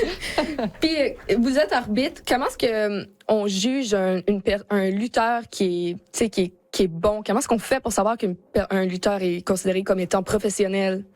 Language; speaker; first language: French; native; French